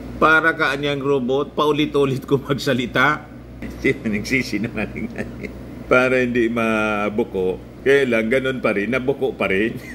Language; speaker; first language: Filipino; native; Filipino